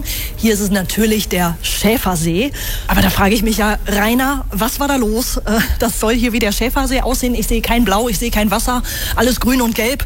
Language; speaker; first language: German; native; German